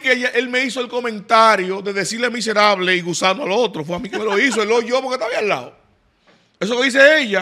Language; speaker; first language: Spanish; native; Spanish